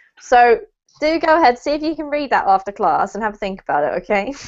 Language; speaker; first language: English; native; English